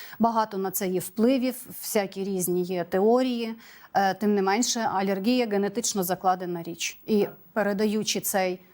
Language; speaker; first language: Ukrainian; native; Ukrainian